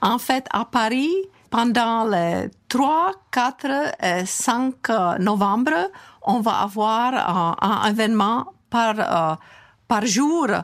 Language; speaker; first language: French; non-native, fluent; Czech